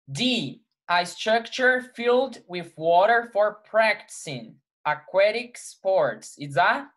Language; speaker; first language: English; non-native, fluent; Portuguese